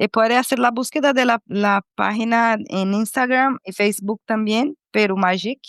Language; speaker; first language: Spanish; non-native, fluent; Portuguese